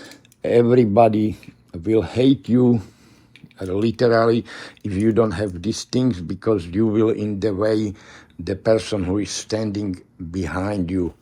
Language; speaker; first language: English; non-native, learner; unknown